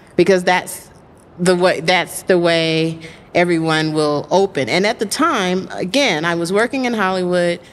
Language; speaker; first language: English; native; English